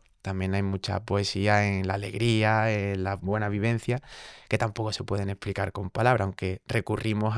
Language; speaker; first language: Spanish; native; Spanish